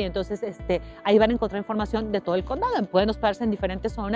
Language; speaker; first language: Spanish; native; Spanish